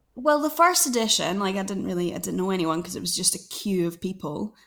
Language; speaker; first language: English; native; English